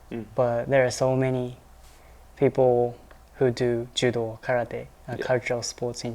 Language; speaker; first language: English; non-native, learner; Japanese